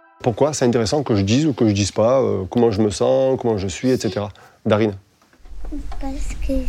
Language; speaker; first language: French; native; French